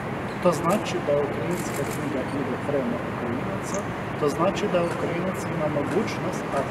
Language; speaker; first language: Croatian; non-native, fluent; Ukrainian